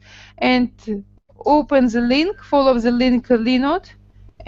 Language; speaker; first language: English; non-native, learner; Russian